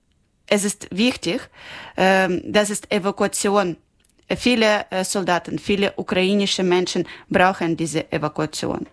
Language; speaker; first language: German; non-native, learner; Ukrainian